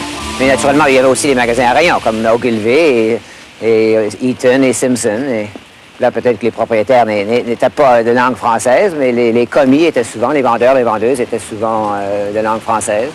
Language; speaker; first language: French; native; French